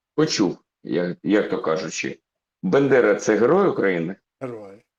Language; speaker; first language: Russian; native; Russian